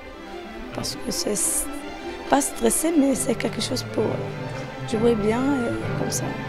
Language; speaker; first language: French; non-native, learner; Arabic